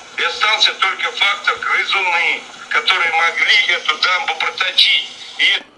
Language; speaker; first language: Russian; native; Russian